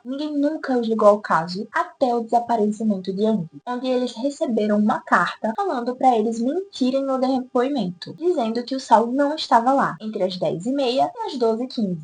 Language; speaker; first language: Portuguese; native; Portuguese